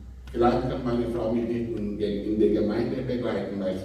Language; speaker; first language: German; non-native, fluent; Portuguese